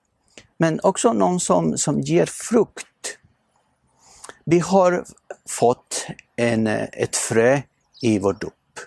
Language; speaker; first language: Swedish; non-native, fluent; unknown